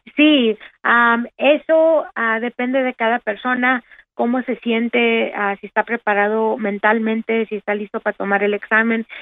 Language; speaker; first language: Spanish; early bilingual, heritage; Spanish